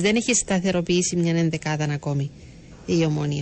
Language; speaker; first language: Greek; native; Greek